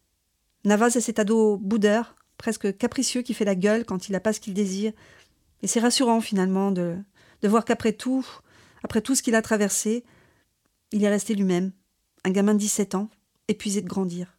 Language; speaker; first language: French; native; French